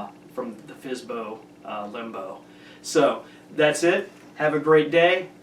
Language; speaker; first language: English; native; English